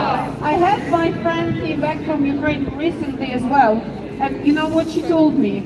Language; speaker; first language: English; non-native, fluent; Ukrainian